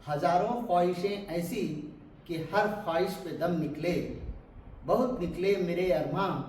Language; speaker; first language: Hindi; non-native, local second language; Kannada